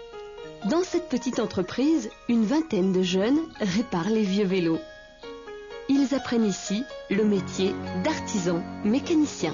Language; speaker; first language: French; native; French